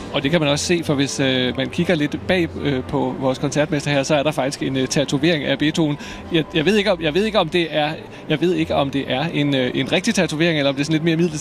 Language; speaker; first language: Danish; native; Danish